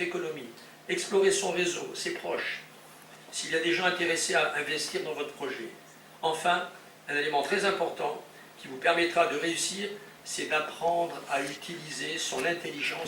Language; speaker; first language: French; native; French